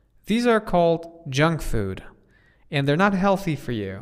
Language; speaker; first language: English; non-native, fluent; Persian